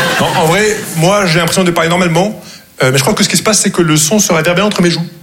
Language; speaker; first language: French; non-native, local second language; Arabic